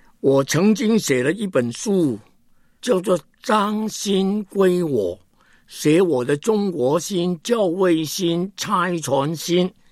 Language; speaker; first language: Chinese; non-native, local second language; Cantonese